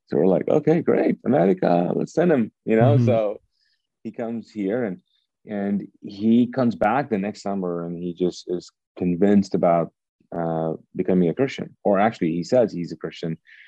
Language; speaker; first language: English; non-native, fluent; Urdu